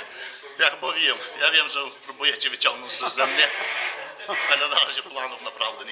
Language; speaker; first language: Polish; non-native, fluent; Lithuanian